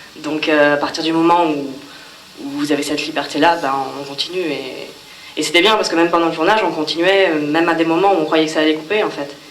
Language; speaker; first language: French; native; French